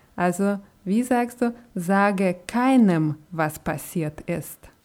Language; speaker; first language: German; non-native, fluent; Russian